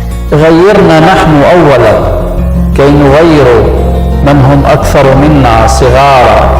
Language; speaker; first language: Arabic; native; Arabic